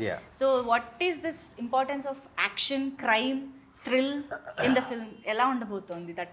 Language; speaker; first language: Telugu; native; Telugu